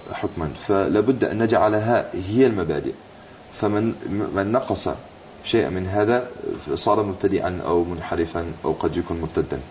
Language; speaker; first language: Arabic; non-native, fluent; English